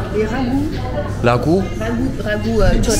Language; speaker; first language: French; native; French